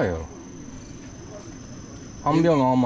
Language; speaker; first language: Korean; non-native, learner; English